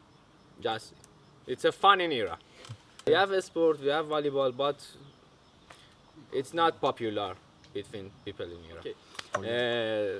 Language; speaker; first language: English; non-native, learner; Persian